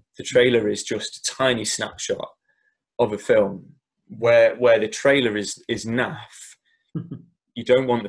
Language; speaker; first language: English; native; English